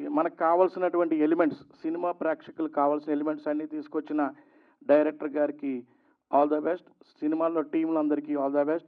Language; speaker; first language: Telugu; native; Telugu